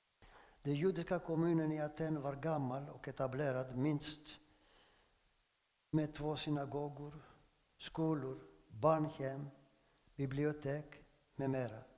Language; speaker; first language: Swedish; non-native, fluent; Greek